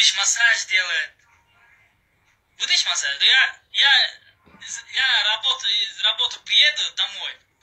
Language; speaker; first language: Russian; non-native, learner; Uzbek